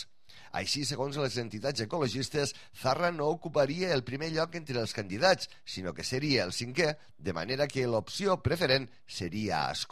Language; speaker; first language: Catalan; native; Catalan